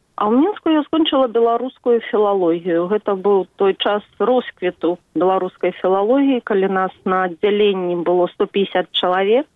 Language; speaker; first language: Belarusian; native; Belarusian